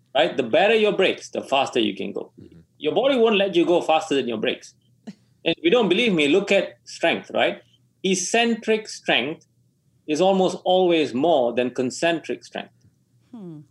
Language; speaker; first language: English; non-native, local second language; Tamil